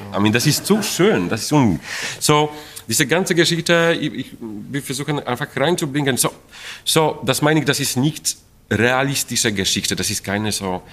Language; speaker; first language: German; non-native, fluent; Polish